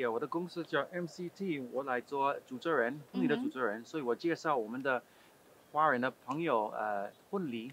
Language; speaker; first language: Chinese; non-native, fluent; English